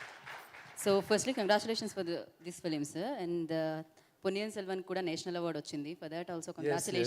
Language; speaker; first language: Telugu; native; Telugu